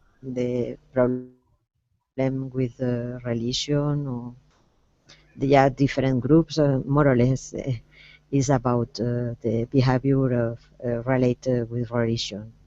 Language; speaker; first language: English; non-native, learner; Spanish